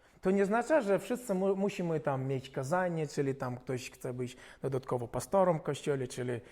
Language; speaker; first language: Polish; non-native, fluent; Ukrainian